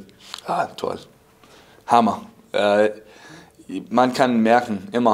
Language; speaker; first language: German; non-native, fluent; English